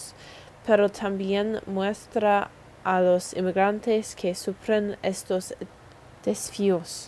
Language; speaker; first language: Spanish; non-native, learner; English